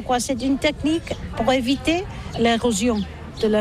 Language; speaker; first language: French; non-native, learner; Catalan